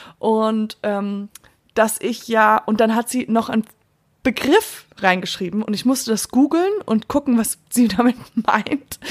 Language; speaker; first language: German; non-native, fluent; English